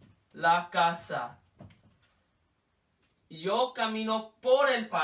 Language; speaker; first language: Spanish; non-native, learner; English